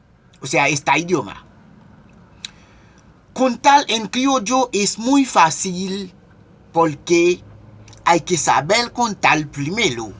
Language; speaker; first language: Spanish; non-native, local second language; Haitian Creole